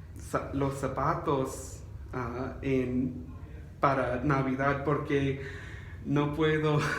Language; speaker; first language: Spanish; non-native, learner; English